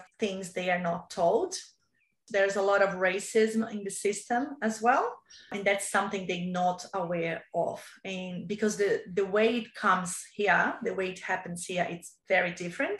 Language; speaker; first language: English; non-native, fluent; Portuguese